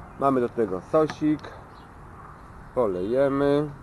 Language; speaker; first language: Polish; native; Polish